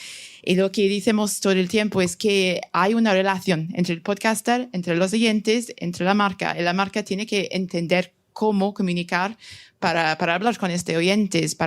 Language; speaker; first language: Spanish; non-native, fluent; English